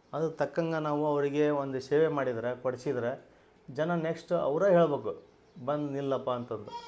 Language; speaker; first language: Kannada; native; Kannada